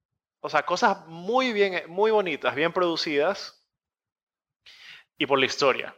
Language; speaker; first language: Spanish; native; Spanish